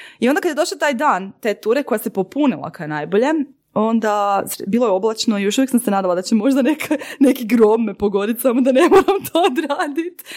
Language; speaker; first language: Croatian; native; Croatian